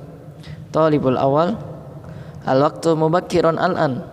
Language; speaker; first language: Arabic; non-native, fluent; Indonesian